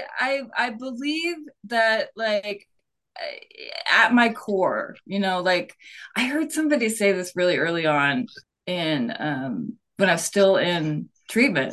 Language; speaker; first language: English; native; English